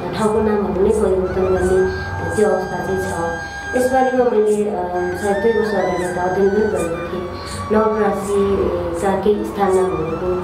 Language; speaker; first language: Nepali; non-native, local second language; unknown